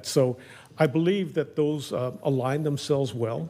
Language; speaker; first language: English; native; English